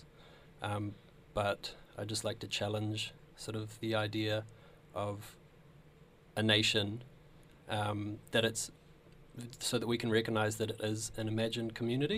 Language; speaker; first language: English; native; English